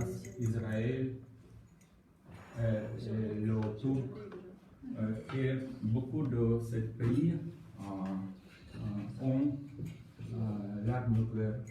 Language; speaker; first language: French; non-native, learner; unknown